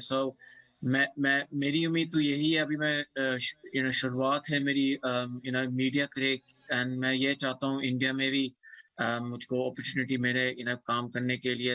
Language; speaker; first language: Hindi; early bilingual, heritage; English